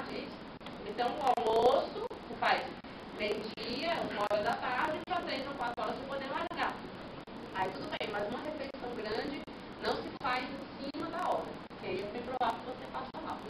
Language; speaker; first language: Portuguese; native; Portuguese